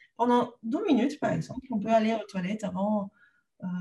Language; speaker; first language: French; non-native, fluent; Spanish